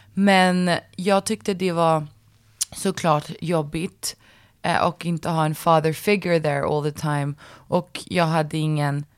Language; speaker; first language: Swedish; early bilingual, other home language; English